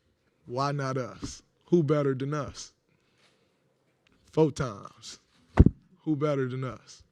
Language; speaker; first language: English; native; English